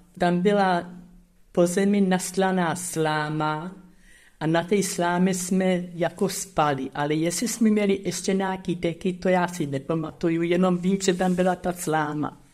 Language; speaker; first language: Czech; native; Czech